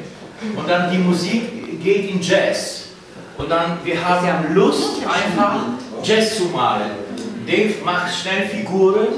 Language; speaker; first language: German; non-native, fluent; Polish